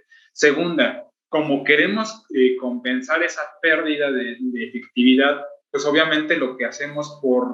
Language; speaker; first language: Spanish; native; Spanish